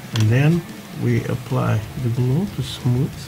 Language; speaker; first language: English; non-native, learner; Portuguese